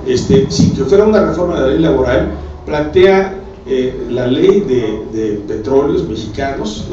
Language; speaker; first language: Spanish; native; Spanish